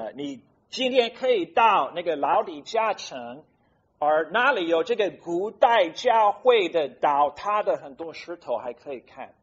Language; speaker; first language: Chinese; non-native, fluent; English